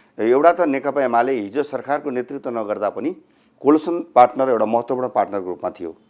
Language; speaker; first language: Nepali; native; Nepali